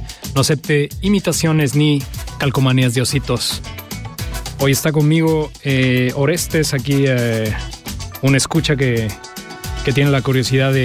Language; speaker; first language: Spanish; native; Spanish